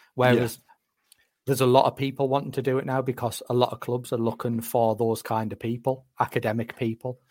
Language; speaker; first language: English; native; English